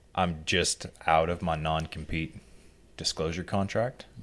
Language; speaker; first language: English; native; English